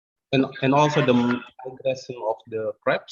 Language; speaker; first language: English; non-native, fluent; Indonesian